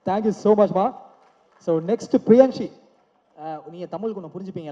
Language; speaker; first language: Tamil; native; Tamil